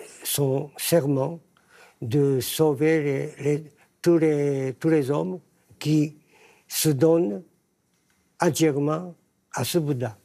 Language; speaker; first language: French; non-native, fluent; Japanese